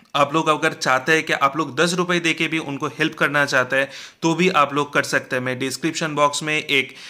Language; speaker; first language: Hindi; non-native, local second language; Bangla